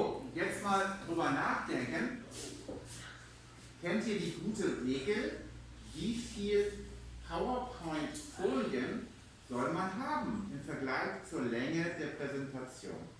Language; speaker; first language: German; non-native, fluent; English